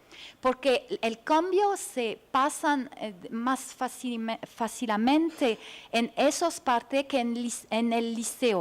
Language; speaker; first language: Spanish; non-native, fluent; French